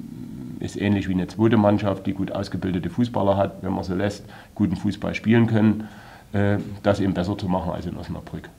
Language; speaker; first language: German; native; German